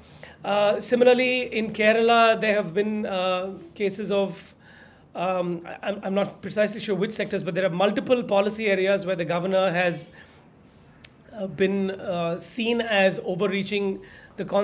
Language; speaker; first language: English; non-native, local second language; Tamil